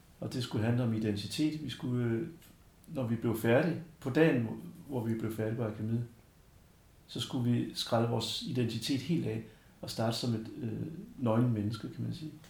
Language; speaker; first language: Danish; early bilingual, other home language; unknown